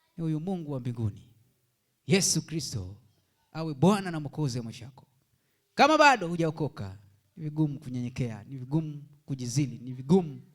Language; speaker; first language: Swahili; native; Swahili